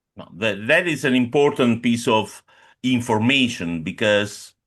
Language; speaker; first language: English; non-native, fluent; Italian